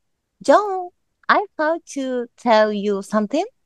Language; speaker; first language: English; non-native, learner; Japanese